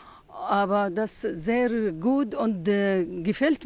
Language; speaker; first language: German; non-native, learner; Arabic